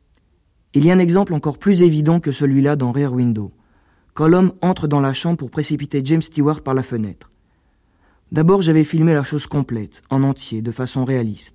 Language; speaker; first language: French; native; French